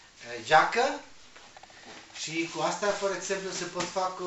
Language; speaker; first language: Romanian; non-native, learner; Spanish